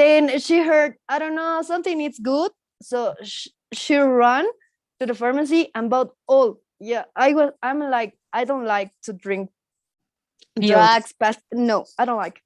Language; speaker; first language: English; non-native, learner; Spanish